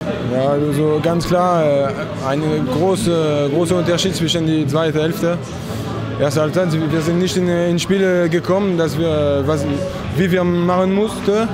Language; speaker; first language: German; non-native, fluent; French